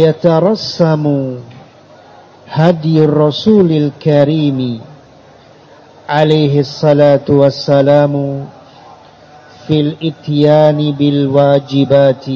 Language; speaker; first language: Arabic; non-native, fluent; Indonesian